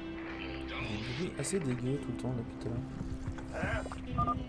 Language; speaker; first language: French; native; French